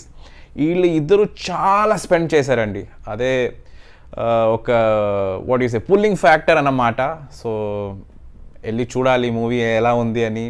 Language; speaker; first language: Telugu; non-native, learner; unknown